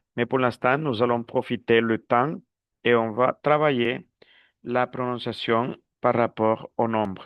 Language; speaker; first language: French; non-native, fluent; Spanish